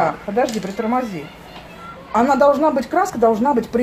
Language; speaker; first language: Russian; native; Russian